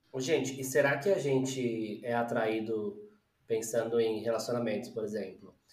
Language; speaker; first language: Portuguese; native; Portuguese